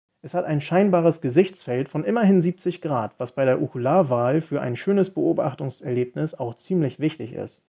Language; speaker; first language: German; native; German